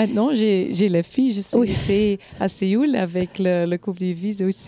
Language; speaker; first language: French; non-native, local second language; Dutch